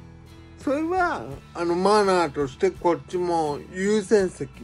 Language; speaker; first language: Japanese; native; Japanese